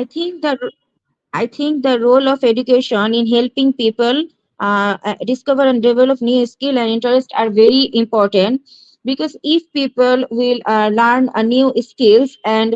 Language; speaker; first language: English; non-native, learner; Bangla